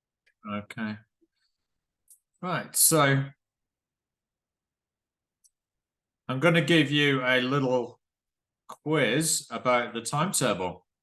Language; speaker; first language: English; non-native, fluent; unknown